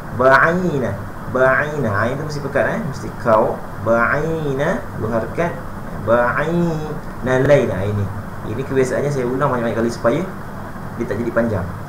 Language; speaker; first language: Malay; native; Malay